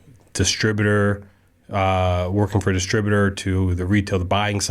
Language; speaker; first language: English; native; English